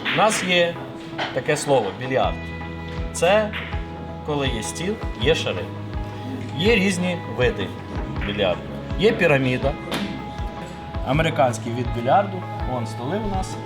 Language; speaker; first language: Ukrainian; native; Ukrainian